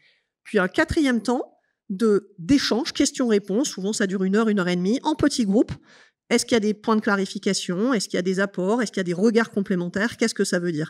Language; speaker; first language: French; native; French